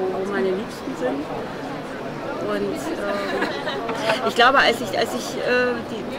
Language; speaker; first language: German; early bilingual, other home language; Russian